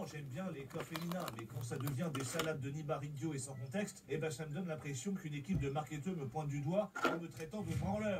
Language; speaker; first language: French; native; French